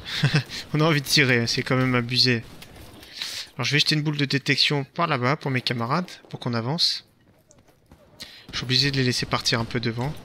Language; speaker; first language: French; native; French